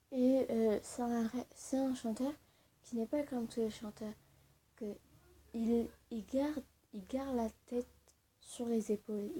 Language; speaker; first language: French; early bilingual, other home language; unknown